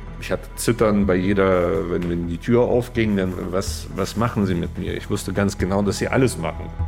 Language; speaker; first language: German; early bilingual, other home language; Russian